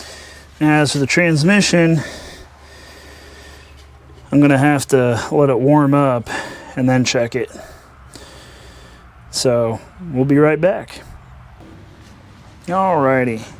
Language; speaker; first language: English; native; English